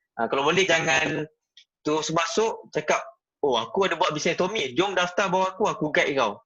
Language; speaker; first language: Malay; native; Malay